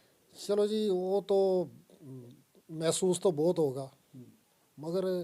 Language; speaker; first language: Hindi; native; Hindi